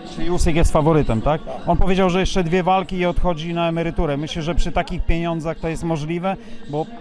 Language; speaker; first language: Polish; native; Polish